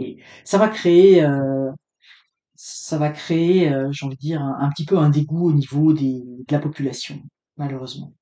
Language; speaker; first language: French; native; French